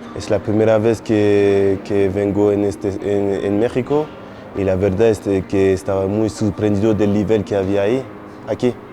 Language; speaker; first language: Spanish; non-native, fluent; French